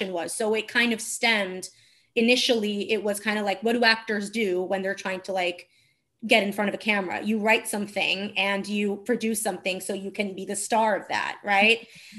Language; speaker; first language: English; non-native, fluent; Italian